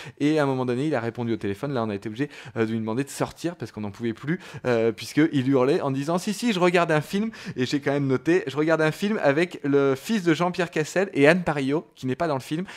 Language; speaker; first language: French; native; French